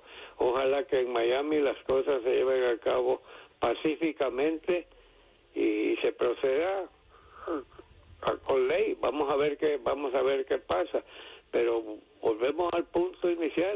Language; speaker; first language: Spanish; native; Spanish